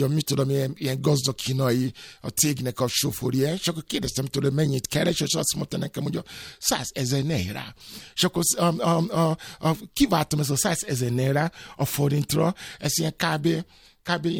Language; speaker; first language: Hungarian; non-native, learner; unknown